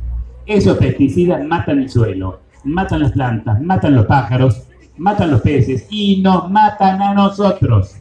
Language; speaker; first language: Spanish; native; Spanish